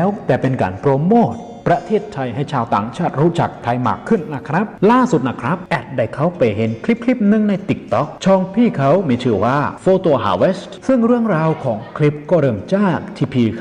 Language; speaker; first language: Thai; native; Thai